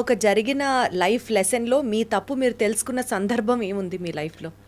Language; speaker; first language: Telugu; native; Telugu